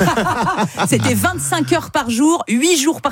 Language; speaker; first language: French; native; French